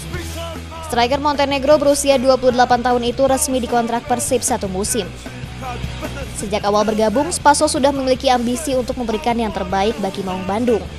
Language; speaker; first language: Indonesian; native; Indonesian